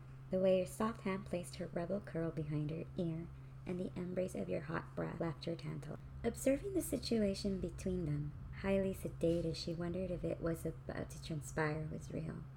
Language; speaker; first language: English; early bilingual, other home language; Spanish